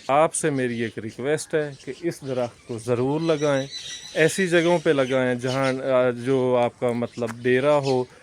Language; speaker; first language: Urdu; non-native, local second language; Punjabi